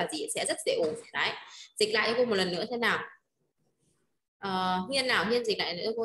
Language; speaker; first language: Vietnamese; native; Vietnamese